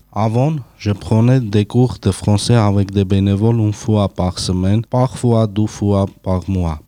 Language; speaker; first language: French; non-native, learner; Armenian